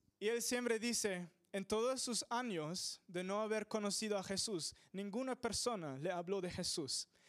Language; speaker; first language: Spanish; non-native, fluent; English